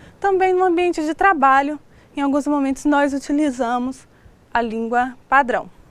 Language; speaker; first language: Portuguese; native; Portuguese